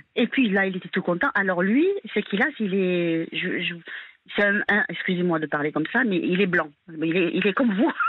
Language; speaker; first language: French; native; French